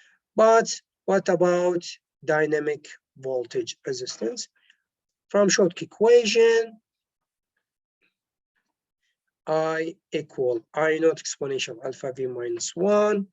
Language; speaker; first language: English; non-native, local second language; Arabic